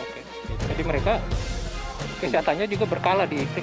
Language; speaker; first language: Indonesian; native; Indonesian